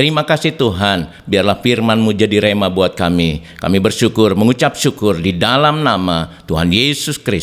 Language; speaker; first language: Indonesian; native; Indonesian